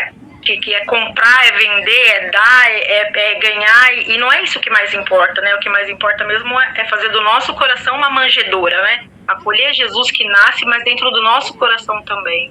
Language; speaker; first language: Portuguese; native; Portuguese